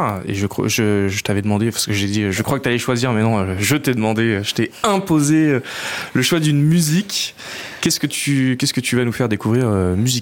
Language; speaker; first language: French; native; French